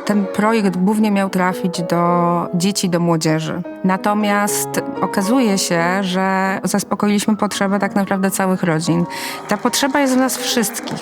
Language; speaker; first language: Polish; native; Polish